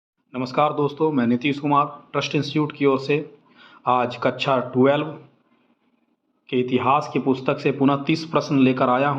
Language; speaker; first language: Hindi; native; Hindi